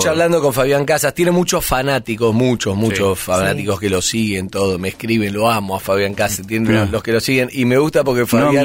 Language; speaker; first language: Spanish; native; Spanish